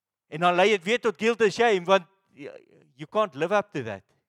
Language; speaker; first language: English; non-native, local second language; Afrikaans